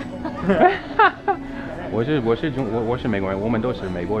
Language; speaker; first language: Chinese; non-native, fluent; English